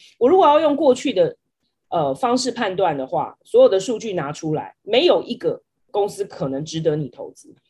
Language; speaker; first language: Chinese; native; Chinese